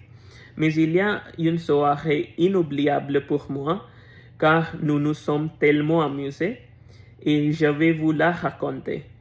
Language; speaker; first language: French; non-native, learner; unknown